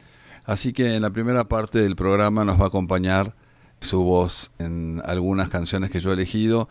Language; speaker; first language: Spanish; native; Spanish